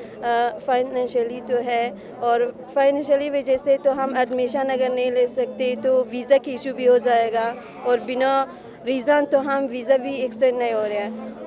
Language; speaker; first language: Hindi; non-native, learner; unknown